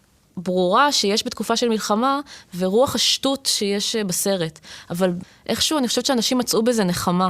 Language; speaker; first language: Hebrew; native; Hebrew